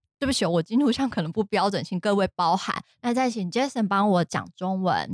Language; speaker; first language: Chinese; non-native, fluent; Japanese